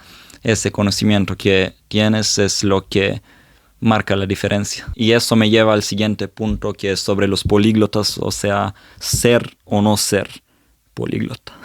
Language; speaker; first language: Spanish; non-native, fluent; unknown